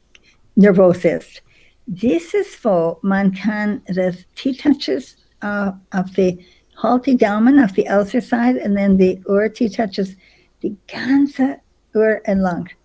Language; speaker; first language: German; non-native, fluent; English